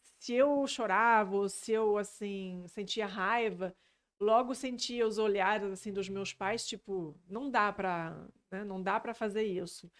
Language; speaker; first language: Portuguese; non-native, fluent; French